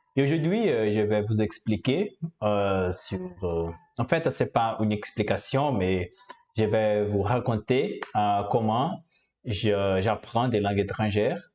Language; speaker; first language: French; non-native, fluent; Portuguese